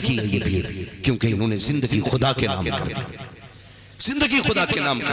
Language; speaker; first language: Hindi; native; Hindi